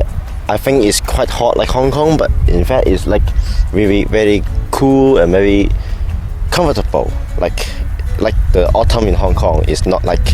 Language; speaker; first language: English; non-native, fluent; Cantonese